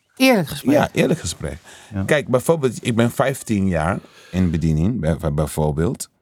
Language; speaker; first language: Dutch; non-native, fluent; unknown